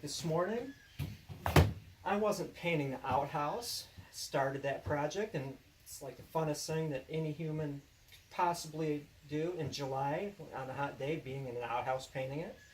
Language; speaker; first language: English; native; English